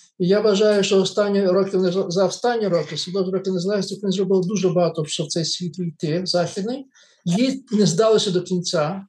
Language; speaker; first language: Ukrainian; native; Ukrainian